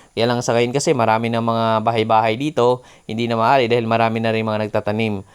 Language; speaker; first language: Filipino; non-native, local second language; Cebuano